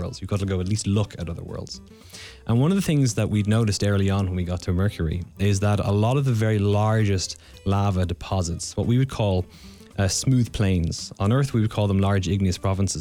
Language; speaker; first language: English; native; English